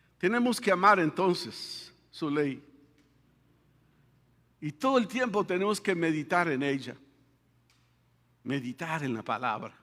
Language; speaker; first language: Spanish; native; Spanish